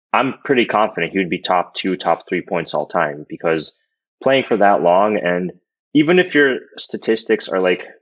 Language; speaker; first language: English; native; English